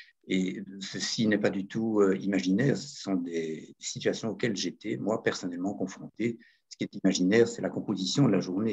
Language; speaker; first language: French; native; French